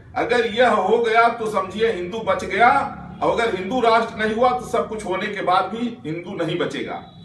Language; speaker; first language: Hindi; native; Hindi